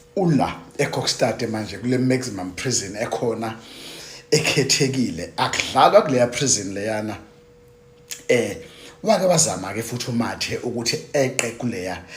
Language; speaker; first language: Zulu; native; Zulu